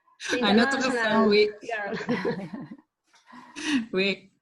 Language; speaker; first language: French; non-native, fluent; Spanish